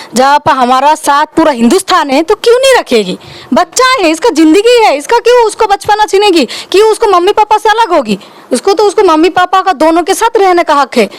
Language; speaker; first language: Hindi; non-native, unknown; Bangla